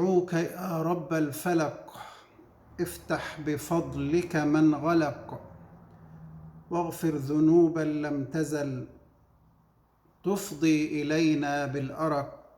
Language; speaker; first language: Arabic; native; Arabic